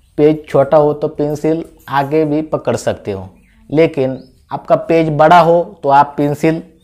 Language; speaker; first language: Hindi; non-native, local second language; Marathi